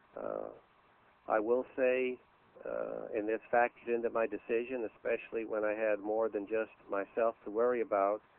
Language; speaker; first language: English; native; English